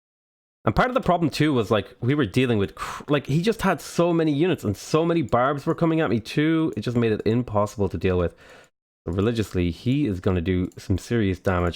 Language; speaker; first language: English; native; English